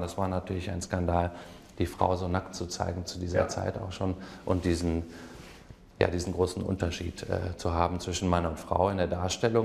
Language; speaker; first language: German; native; German